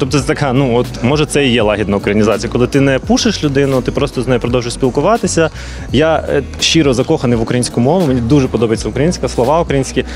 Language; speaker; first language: Ukrainian; non-native, local second language; Russian